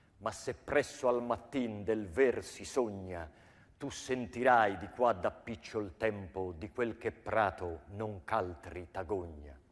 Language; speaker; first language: Italian; native; Italian